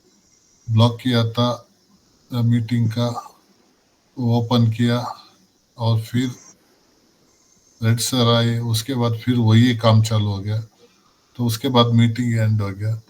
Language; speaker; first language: Hindi; non-native, local second language; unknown